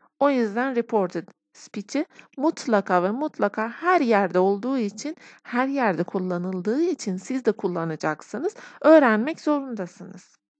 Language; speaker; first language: Turkish; non-native, fluent; Persian